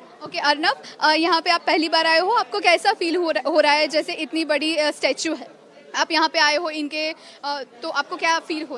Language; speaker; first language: Hindi; non-native, local second language; Gujarati